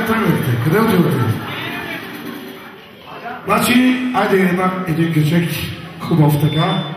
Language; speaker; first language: Bulgarian; non-native, local second language; Turkish